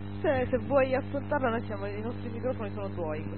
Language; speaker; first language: Italian; native; Italian